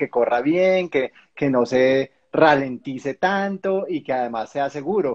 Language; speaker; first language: Spanish; native; Spanish